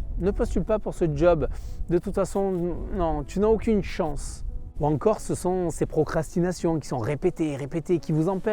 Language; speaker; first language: French; native; French